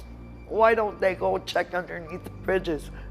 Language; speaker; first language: English; non-native, local second language; French